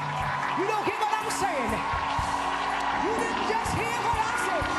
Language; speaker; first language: English; native; English